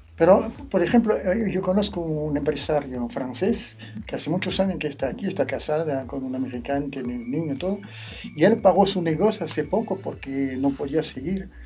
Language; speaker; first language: Spanish; non-native, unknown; French